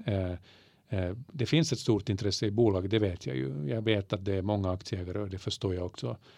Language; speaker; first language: Swedish; native; Swedish